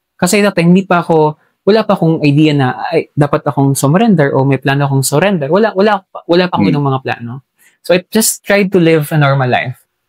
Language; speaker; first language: Filipino; non-native, local second language; Hiligaynon